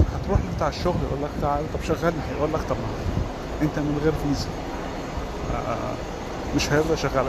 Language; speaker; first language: Arabic; native; Arabic